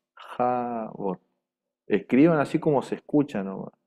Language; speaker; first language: Spanish; non-native, local second language; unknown